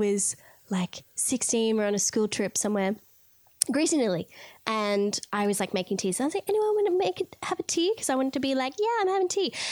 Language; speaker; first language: English; native; English